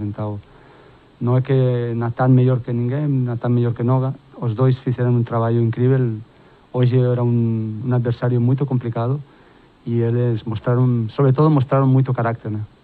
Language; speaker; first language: Portuguese; non-native, fluent; Spanish